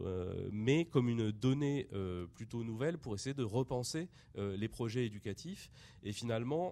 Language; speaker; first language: French; native; French